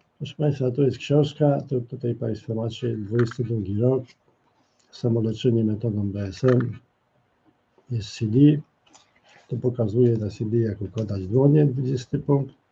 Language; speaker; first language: Polish; native; Polish